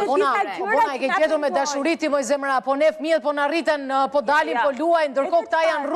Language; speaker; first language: Albanian; native; Albanian